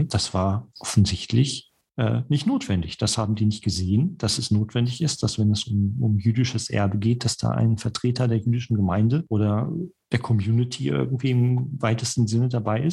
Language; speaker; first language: German; native; German